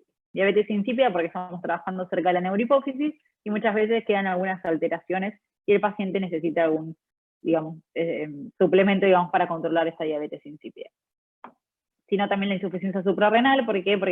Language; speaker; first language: Spanish; native; Spanish